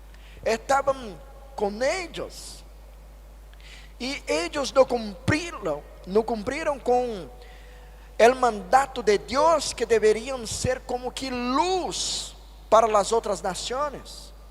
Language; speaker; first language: Spanish; non-native, fluent; Portuguese